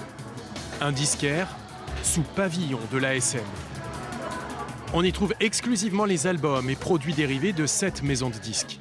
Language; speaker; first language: French; native; French